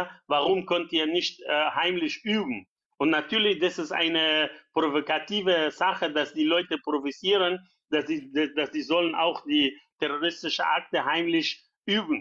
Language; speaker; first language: German; non-native, fluent; Persian